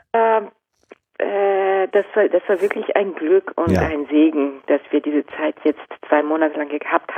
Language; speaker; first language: German; non-native, fluent; Japanese